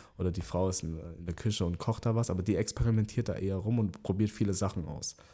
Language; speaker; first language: German; early bilingual, other home language; Vietnamese